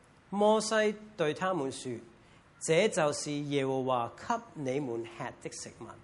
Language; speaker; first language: Cantonese; non-native, fluent; English